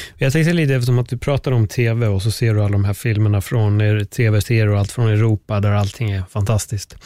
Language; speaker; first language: Swedish; native; Swedish